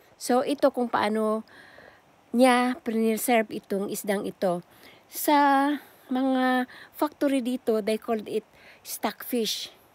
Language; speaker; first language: Filipino; native; Filipino